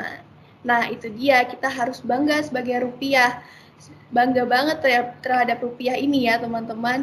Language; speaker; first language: Indonesian; native; Indonesian